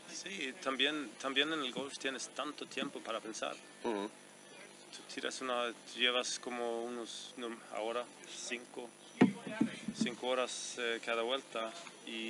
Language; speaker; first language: Spanish; non-native, fluent; Swedish